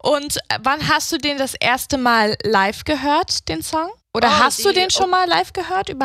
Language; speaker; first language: German; native; German